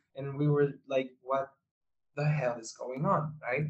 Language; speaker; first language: English; non-native, fluent; Spanish